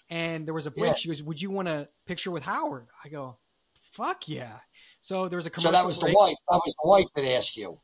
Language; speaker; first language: English; native; English